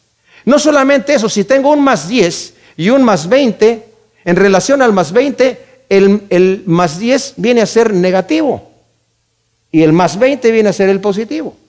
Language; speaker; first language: Spanish; native; Spanish